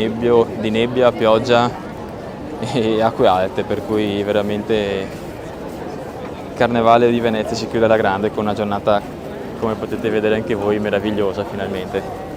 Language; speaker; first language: Italian; native; Italian